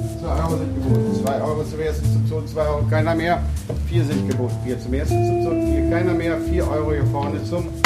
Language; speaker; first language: German; native; German